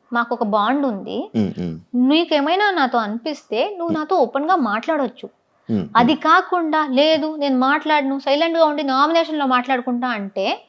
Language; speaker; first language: Telugu; non-native, local second language; Tamil